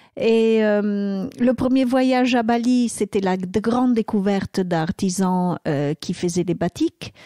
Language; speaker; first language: French; non-native, fluent; Italian